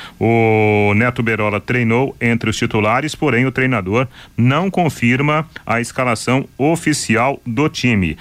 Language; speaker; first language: Portuguese; native; Portuguese